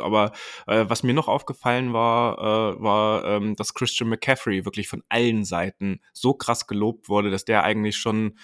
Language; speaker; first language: German; native; German